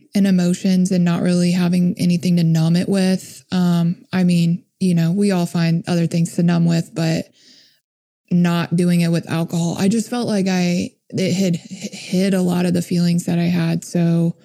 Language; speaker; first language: English; native; English